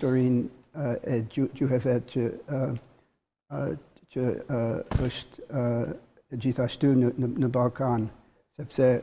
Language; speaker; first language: Albanian; non-native, learner; English